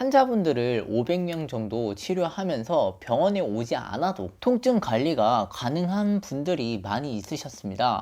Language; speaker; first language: Korean; native; Korean